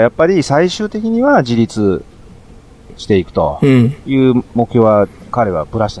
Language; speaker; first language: Japanese; native; Japanese